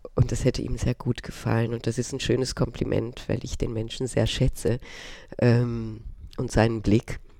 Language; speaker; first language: German; early bilingual, other home language; Romanian